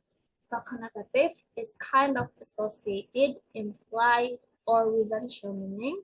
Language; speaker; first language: English; non-native, learner; Indonesian